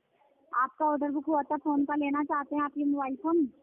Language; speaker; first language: Hindi; native; Hindi